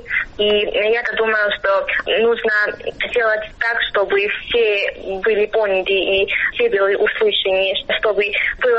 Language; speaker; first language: Russian; non-native, fluent; Georgian